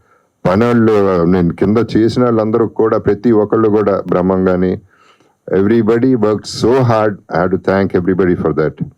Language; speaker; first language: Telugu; native; Telugu